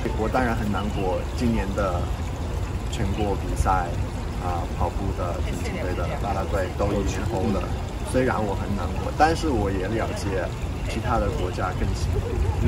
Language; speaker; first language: Chinese; non-native, fluent; English